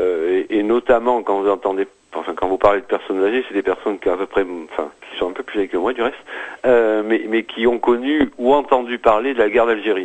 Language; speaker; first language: French; native; French